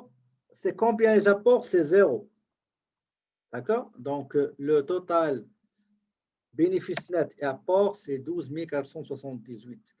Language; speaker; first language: French; native; French